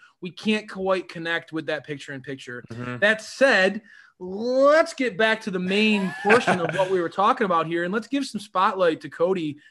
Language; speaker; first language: English; native; English